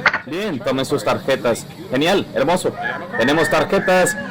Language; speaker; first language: Spanish; native; Spanish